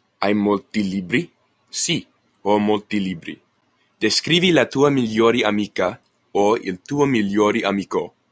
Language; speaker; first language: Italian; non-native, learner; English